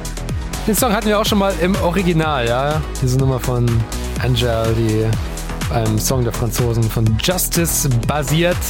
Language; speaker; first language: German; native; German